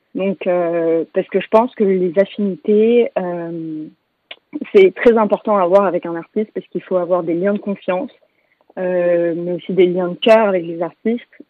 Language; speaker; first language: French; native; French